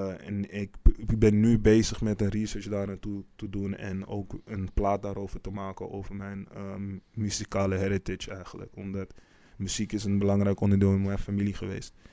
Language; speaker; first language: Dutch; native; Dutch